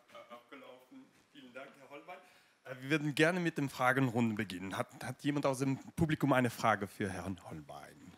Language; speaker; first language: German; non-native, fluent; Dutch